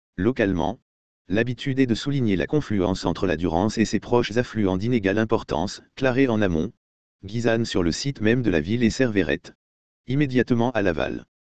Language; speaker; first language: French; native; French